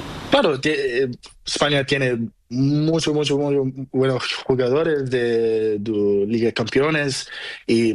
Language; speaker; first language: Spanish; non-native, learner; Portuguese